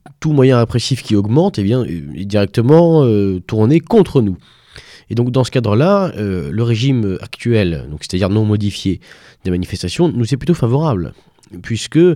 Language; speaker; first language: French; native; French